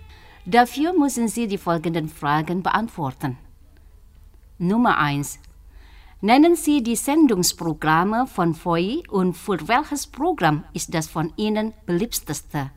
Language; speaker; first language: German; non-native, fluent; Indonesian